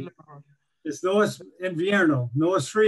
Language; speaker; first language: Spanish; non-native, learner; English